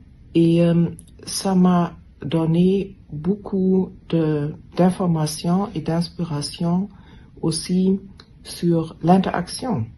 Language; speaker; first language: French; non-native, fluent; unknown